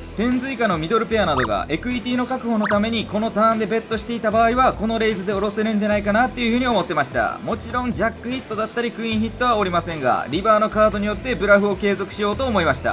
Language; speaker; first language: Japanese; native; Japanese